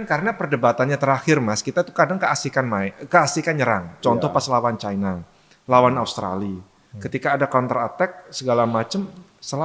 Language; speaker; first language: Indonesian; native; Indonesian